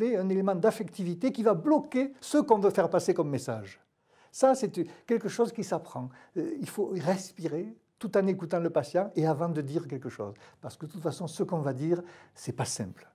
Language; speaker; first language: French; native; French